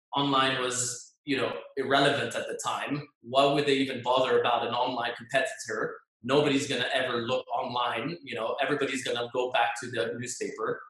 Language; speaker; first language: English; non-native, fluent; French